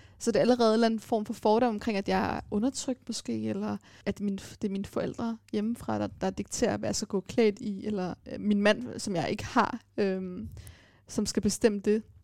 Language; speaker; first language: Danish; early bilingual, other home language; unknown